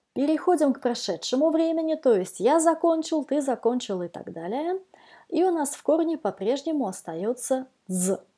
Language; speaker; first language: Russian; native; Russian